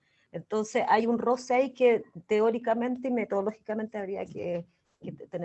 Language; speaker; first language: Spanish; native; Spanish